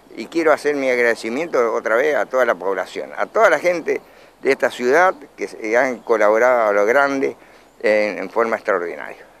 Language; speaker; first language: Spanish; native; Spanish